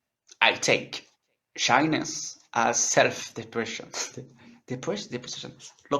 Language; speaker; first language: English; non-native, learner; French